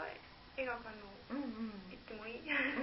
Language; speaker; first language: Japanese; non-native, learner; German